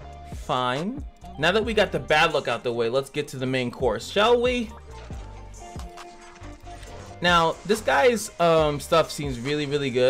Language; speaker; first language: English; native; English